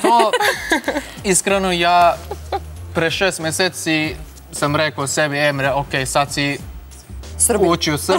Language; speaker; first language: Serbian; non-native, learner; Turkish